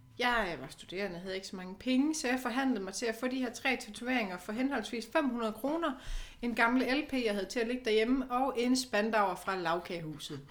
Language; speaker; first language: Danish; native; Danish